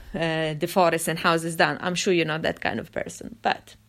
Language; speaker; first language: English; non-native, fluent; Italian